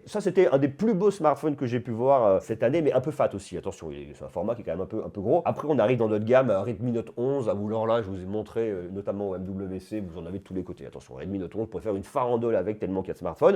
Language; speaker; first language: French; native; French